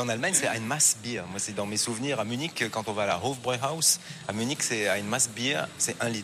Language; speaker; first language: French; native; French